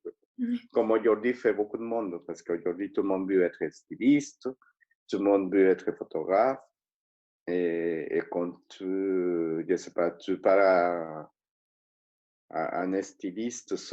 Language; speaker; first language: French; non-native, fluent; Spanish